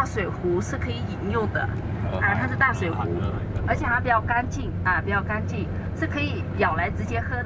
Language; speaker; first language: Chinese; native; Chinese